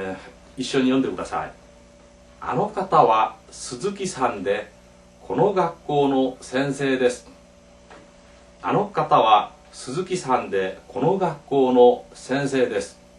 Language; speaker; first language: Japanese; non-native, fluent; Korean